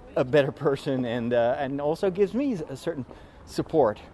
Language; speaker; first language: English; non-native, fluent; Dutch